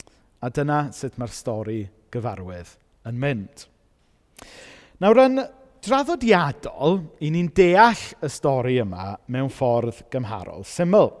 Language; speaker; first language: Welsh; native; Welsh